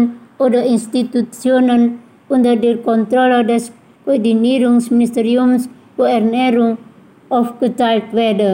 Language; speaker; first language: German; non-native, fluent; Indonesian